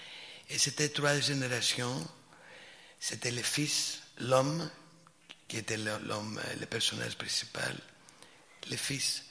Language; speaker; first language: French; non-native, fluent; Greek